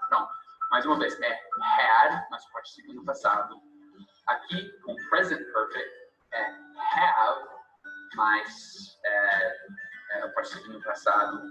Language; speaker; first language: Portuguese; non-native, fluent; English